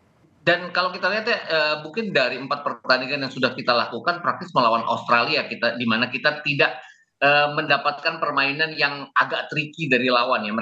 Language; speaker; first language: Indonesian; native; Indonesian